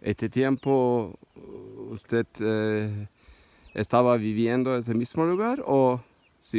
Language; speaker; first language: Spanish; non-native, learner; Turkish